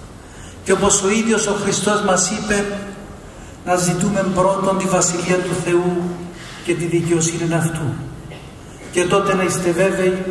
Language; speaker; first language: Greek; native; Greek